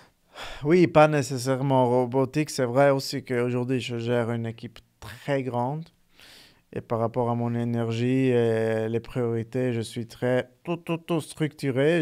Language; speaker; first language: French; non-native, fluent; Italian